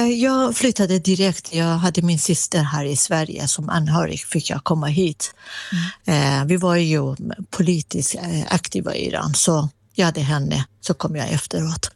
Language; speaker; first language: Swedish; non-native, fluent; Persian